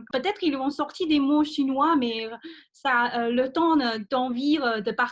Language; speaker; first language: French; non-native, fluent; Chinese